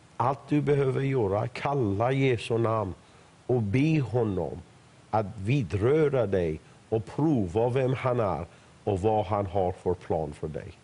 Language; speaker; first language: Swedish; non-native, fluent; Persian